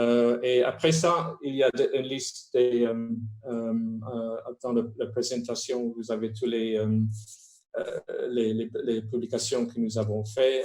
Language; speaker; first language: French; non-native, fluent; Spanish